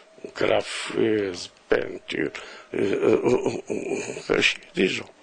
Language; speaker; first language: French; non-native, local second language; Arabic